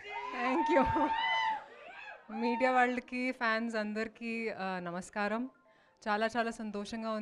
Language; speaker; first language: Telugu; non-native, local second language; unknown